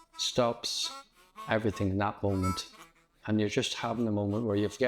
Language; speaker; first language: English; native; English